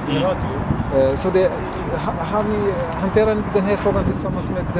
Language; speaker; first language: Swedish; non-native, fluent; Arabic